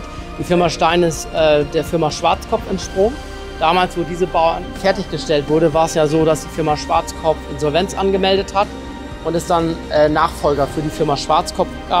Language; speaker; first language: German; native; German